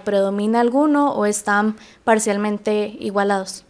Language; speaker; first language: Spanish; native; Spanish